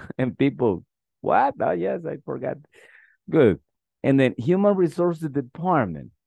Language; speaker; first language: English; non-native, fluent; Spanish